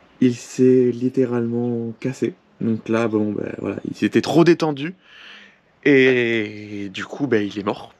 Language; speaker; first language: French; native; French